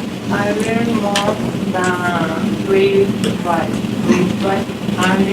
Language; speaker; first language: English; non-native, learner; Spanish